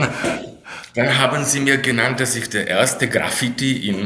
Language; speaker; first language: German; non-native, fluent; Slovak